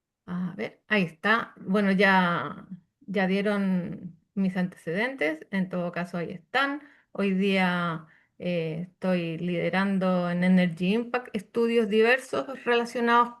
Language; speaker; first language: Spanish; native; Spanish